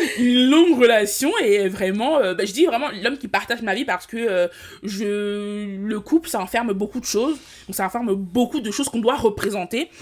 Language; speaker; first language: French; early bilingual, other home language; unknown